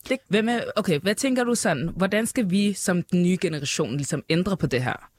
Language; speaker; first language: Danish; early bilingual, other home language; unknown